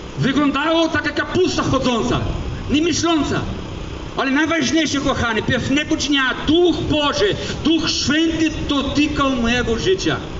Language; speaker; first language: Polish; early bilingual, heritage; Polish